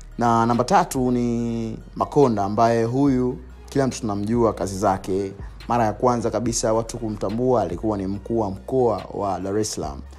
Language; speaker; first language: Swahili; native; Swahili